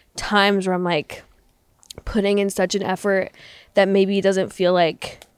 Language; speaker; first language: English; native; English